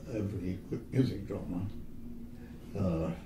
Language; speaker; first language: English; native; English